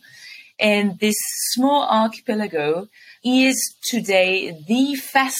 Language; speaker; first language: English; non-native, fluent; French